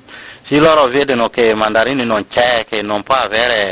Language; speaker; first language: Italian; non-native, learner; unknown